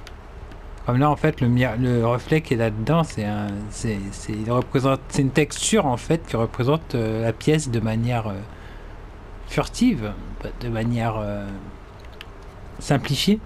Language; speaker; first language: French; native; French